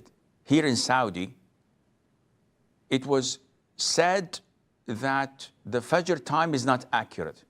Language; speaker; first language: English; non-native, fluent; Arabic